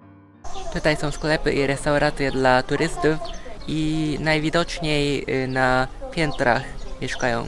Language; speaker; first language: Polish; non-native, fluent; Japanese